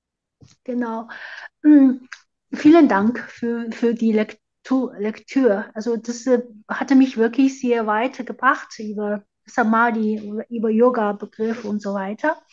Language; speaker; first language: German; non-native, fluent; Chinese